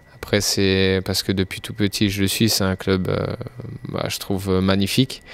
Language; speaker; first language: French; native; French